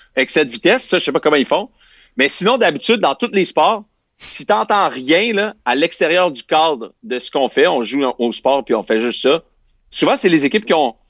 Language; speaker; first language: French; native; French